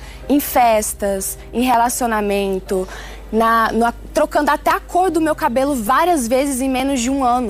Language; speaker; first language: Portuguese; early bilingual, other home language; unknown